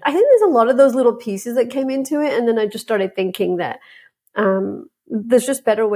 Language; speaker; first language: English; native; English